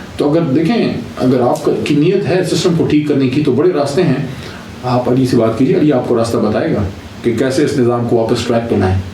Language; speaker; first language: Urdu; non-native, local second language; Pashto